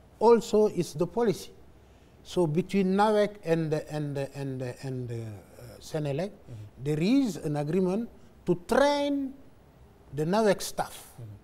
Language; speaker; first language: English; non-native, fluent; Wolof